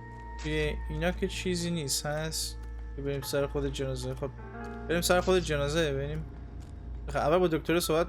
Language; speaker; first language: Persian; native; Persian